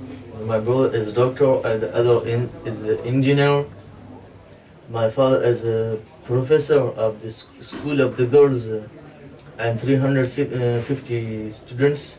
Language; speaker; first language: English; non-native, learner; Pashto